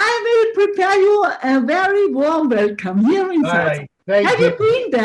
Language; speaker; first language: English; non-native, fluent; German